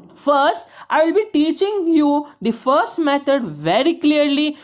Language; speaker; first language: English; non-native, local second language; Kannada